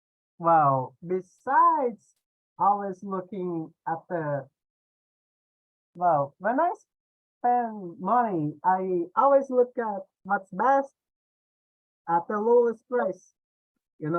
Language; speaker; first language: English; non-native, fluent; Portuguese